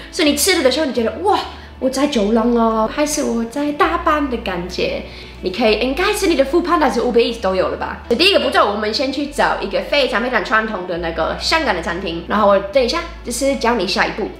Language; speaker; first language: Chinese; non-native, fluent; English